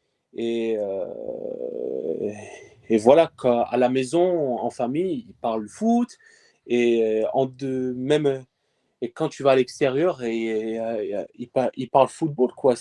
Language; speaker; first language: French; early bilingual, other home language; Persian